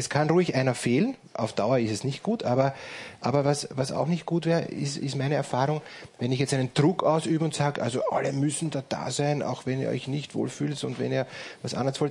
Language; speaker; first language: German; native; German